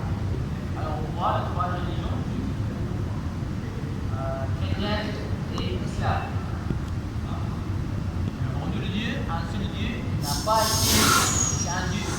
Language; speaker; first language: French; non-native, learner; Arabic